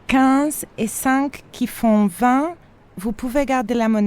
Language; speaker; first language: French; native; French